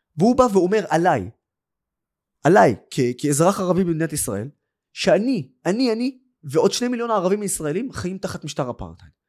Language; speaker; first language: Hebrew; non-native, local second language; Arabic